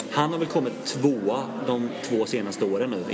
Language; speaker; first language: Swedish; native; Swedish